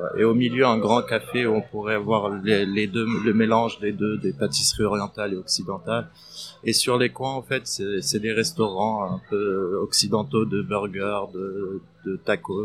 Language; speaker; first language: French; non-native, fluent; Arabic